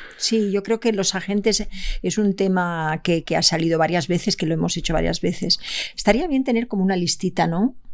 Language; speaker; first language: Spanish; native; Spanish